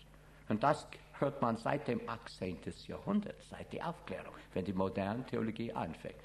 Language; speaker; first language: German; non-native, fluent; English